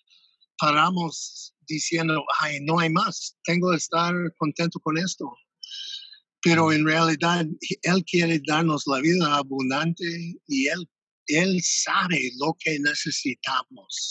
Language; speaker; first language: Spanish; non-native, fluent; English